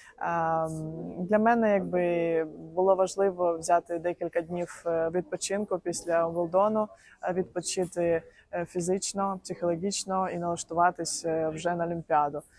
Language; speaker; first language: Ukrainian; non-native, local second language; Russian